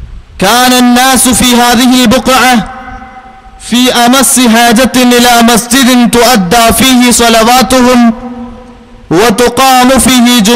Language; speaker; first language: Arabic; non-native, fluent; Malayalam